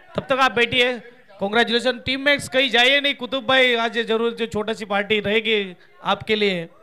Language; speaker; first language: Hindi; non-native, local second language; Marathi